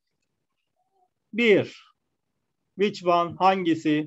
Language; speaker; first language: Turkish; non-native, fluent; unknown